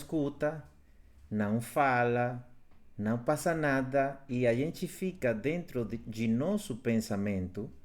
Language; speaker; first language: Portuguese; non-native, fluent; Spanish